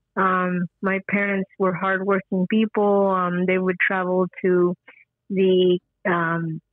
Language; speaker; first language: English; early bilingual, other home language; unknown